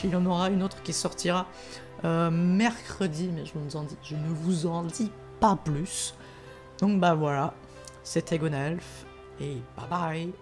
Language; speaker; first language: French; native; French